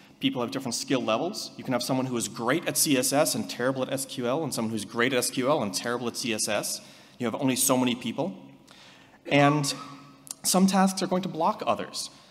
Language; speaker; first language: English; native; English